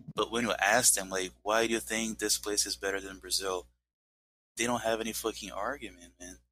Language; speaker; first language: English; non-native, fluent; Portuguese